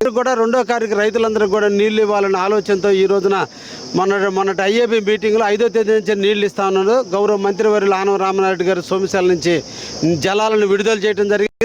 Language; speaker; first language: Telugu; native; Telugu